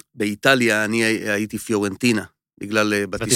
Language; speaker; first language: Hebrew; native; Hebrew